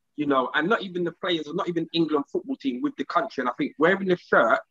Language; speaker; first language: English; native; English